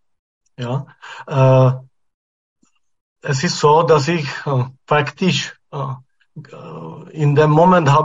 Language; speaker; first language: German; non-native, fluent; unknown